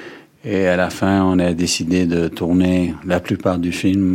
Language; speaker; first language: French; non-native, fluent; Danish